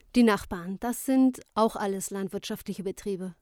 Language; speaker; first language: German; native; German